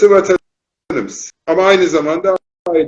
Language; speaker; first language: Turkish; native; Turkish